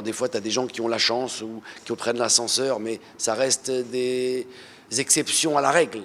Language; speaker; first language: French; early bilingual, other home language; Arabic